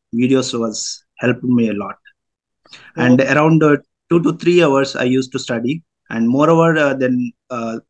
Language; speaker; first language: English; non-native, local second language; Telugu